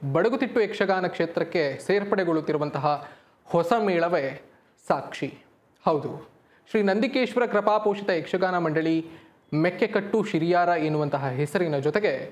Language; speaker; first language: Kannada; native; Kannada